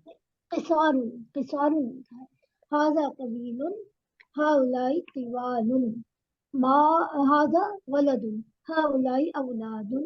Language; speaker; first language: Arabic; non-native, learner; Urdu